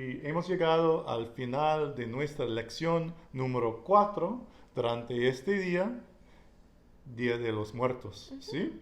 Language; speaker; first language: Spanish; non-native, learner; English